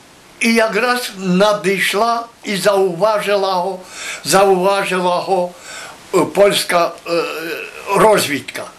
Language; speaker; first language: Polish; non-native, local second language; Ukrainian